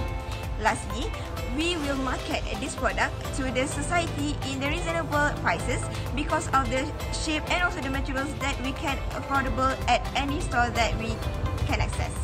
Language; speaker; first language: English; non-native, local second language; Malay